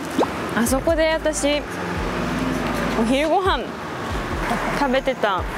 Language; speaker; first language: Japanese; native; Japanese